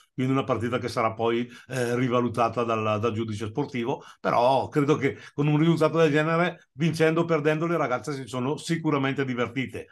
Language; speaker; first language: Italian; native; Italian